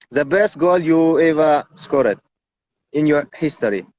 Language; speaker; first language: English; non-native, learner; Tajik